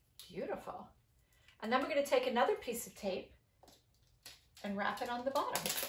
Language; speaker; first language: English; native; English